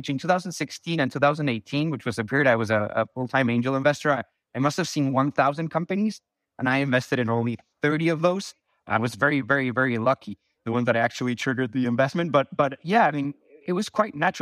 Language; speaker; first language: English; non-native, fluent; Spanish